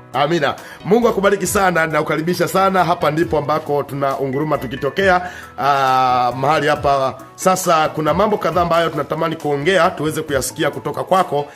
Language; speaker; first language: Swahili; native; Swahili